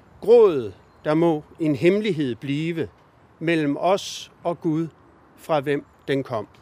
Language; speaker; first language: Danish; native; Danish